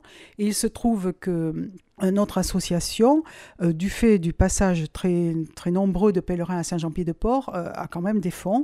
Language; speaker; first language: French; native; French